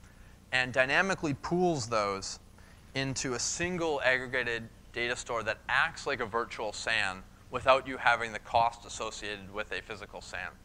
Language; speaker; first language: English; native; English